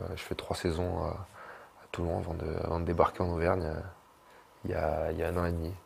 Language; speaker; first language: French; native; French